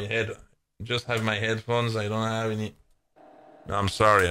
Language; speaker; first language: English; non-native, learner; French